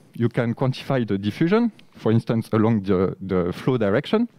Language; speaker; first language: English; non-native, fluent; French